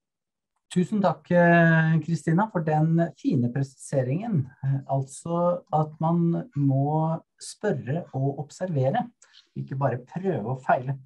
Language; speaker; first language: Norwegian; native; Norwegian